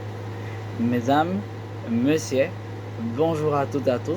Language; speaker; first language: French; non-native, learner; Spanish